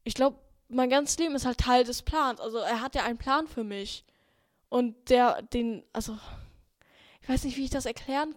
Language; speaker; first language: German; native; German